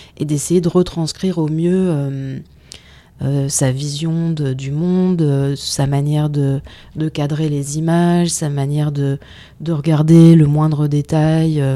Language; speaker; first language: French; native; French